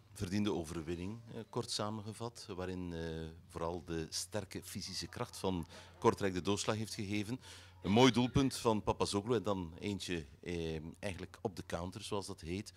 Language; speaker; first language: Dutch; native; Dutch